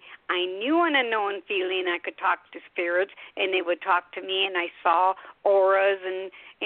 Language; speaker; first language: English; early bilingual, other home language; Spanish